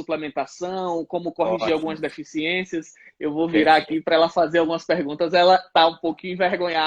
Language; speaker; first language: Portuguese; native; Portuguese